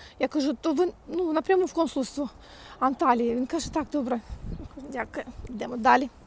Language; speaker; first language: Ukrainian; native; Ukrainian